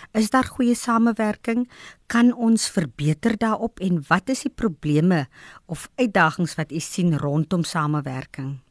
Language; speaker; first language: Afrikaans; native; Afrikaans